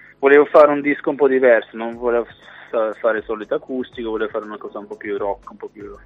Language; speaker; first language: Italian; non-native, fluent; Norwegian